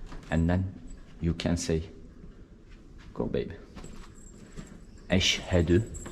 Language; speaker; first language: English; non-native, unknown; Turkish